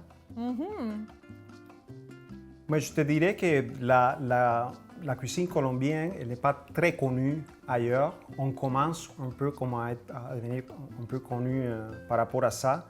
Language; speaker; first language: French; non-native, fluent; Spanish